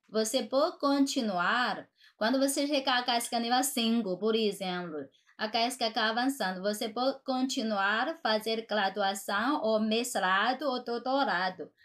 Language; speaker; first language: Portuguese; non-native, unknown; Chinese